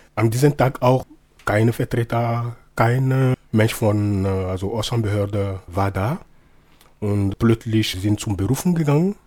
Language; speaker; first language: German; non-native, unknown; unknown